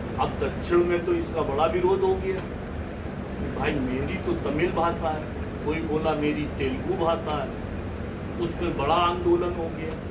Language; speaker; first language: Hindi; native; Hindi